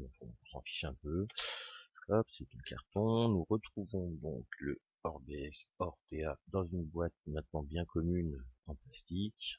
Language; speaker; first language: French; native; French